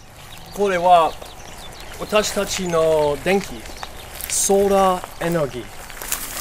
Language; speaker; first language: Japanese; non-native, learner; English